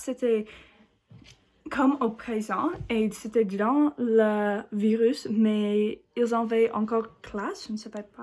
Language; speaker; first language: French; non-native, learner; English